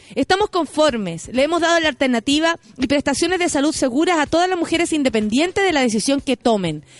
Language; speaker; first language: Spanish; native; Spanish